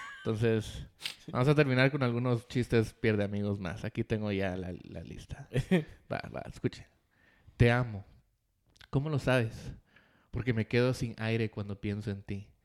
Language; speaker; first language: Spanish; native; Spanish